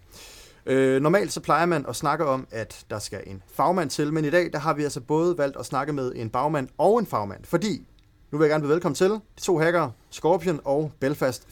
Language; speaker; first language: Danish; native; Danish